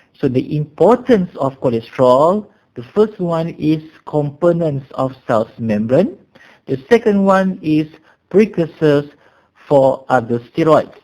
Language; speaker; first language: English; non-native, local second language; Malay